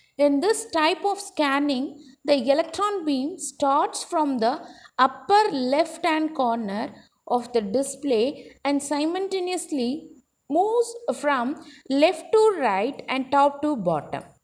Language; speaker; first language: English; non-native, local second language; Tamil